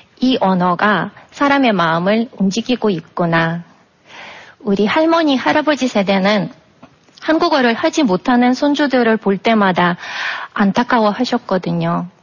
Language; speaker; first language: Korean; non-native, fluent; Russian